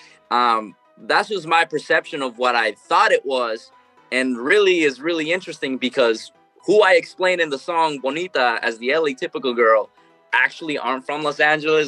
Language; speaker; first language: English; early bilingual, other home language; Spanish